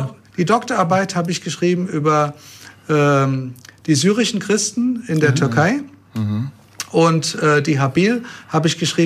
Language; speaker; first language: German; native; German